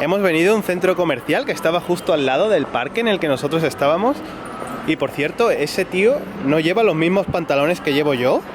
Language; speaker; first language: Spanish; native; Spanish